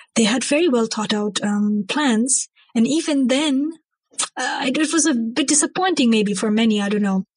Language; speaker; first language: English; non-native, local second language; Bangla